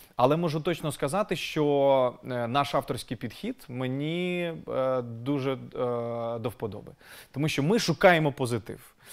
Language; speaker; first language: Ukrainian; native; Ukrainian